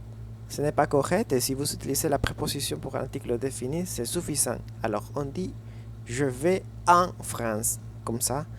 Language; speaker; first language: French; non-native, fluent; Spanish